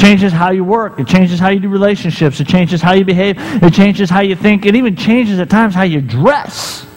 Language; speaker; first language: English; native; English